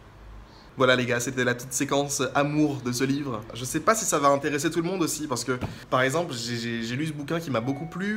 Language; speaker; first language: French; native; French